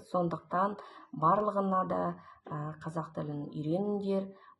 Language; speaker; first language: Kazakh; non-native, local second language; Russian